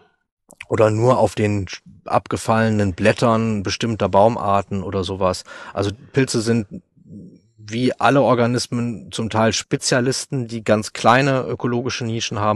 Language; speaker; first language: German; native; German